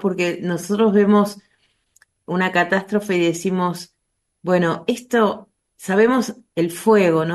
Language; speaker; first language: Spanish; native; Spanish